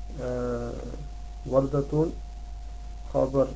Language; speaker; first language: Arabic; non-native, learner; Dutch